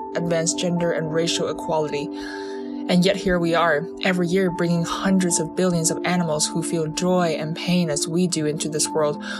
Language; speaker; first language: English; early bilingual, other home language; Chinese